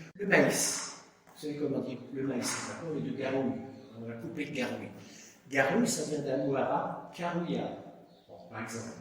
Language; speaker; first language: French; native; French